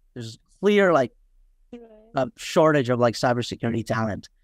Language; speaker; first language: English; early bilingual, other home language; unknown